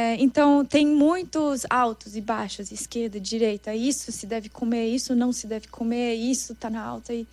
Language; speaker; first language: Portuguese; non-native, fluent; German